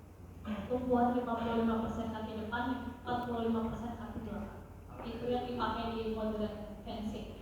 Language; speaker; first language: Indonesian; native; Indonesian